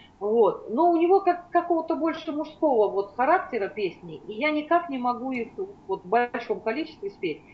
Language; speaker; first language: Russian; native; Russian